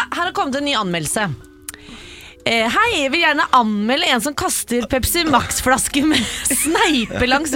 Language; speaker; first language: Norwegian; native; Norwegian